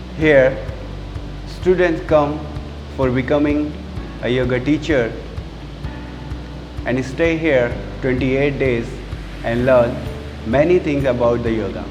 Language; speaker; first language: English; non-native, local second language; Hindi